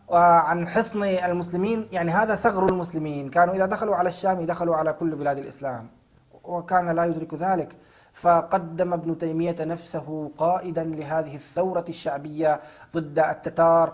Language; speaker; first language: Arabic; native; Arabic